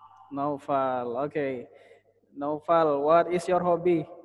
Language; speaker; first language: English; non-native, fluent; Indonesian